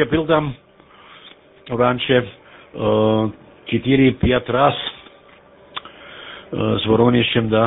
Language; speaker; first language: Russian; non-native, learner; German